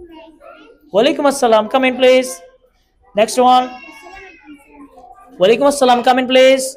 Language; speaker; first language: English; non-native, local second language; Bangla